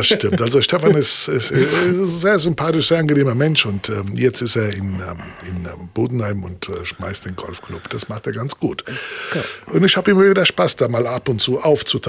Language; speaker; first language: German; native; German